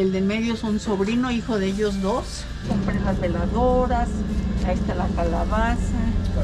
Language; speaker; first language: Spanish; native; Spanish